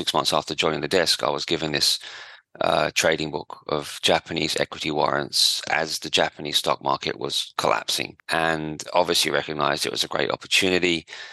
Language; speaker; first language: English; native; English